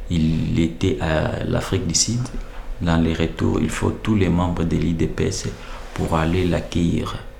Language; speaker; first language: French; non-native, local second language; Lingala